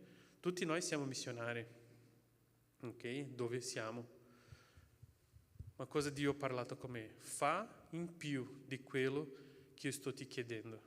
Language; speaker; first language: Italian; non-native, fluent; Portuguese